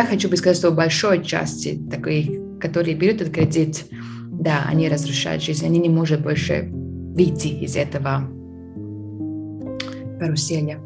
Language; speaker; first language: Russian; non-native, fluent; Latvian